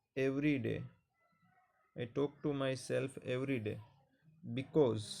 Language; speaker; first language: English; non-native, local second language; Gujarati